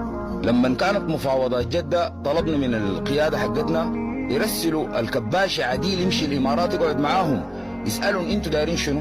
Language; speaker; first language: Arabic; native; Arabic